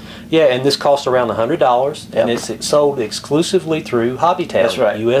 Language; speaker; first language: English; native; English